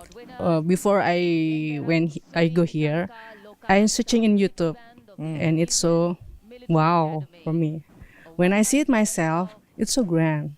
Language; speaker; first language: English; non-native, learner; Indonesian